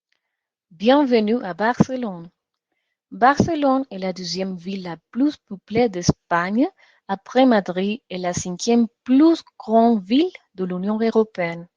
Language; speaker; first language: French; non-native, learner; Spanish